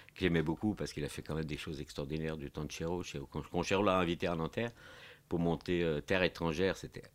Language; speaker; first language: French; non-native, fluent; Portuguese